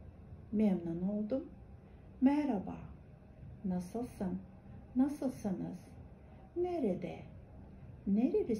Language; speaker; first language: Turkish; non-native, fluent; Kazakh